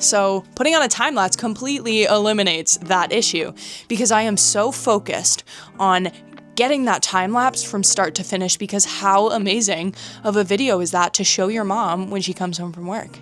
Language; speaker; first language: English; native; English